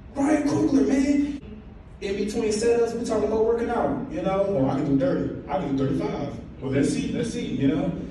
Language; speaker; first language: English; native; English